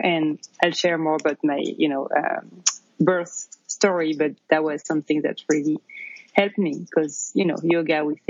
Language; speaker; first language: English; non-native, fluent; French